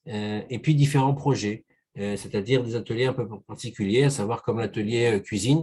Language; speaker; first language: French; native; French